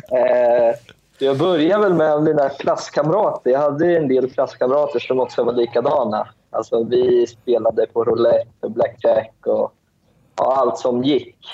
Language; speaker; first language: Swedish; early bilingual, other home language; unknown